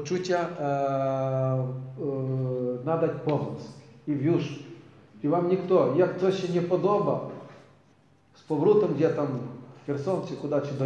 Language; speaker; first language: Polish; non-native, learner; Ukrainian